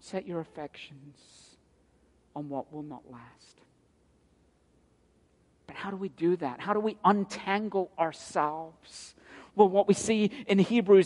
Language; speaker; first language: English; native; English